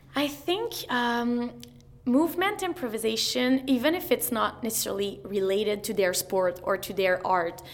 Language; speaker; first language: English; non-native, fluent; French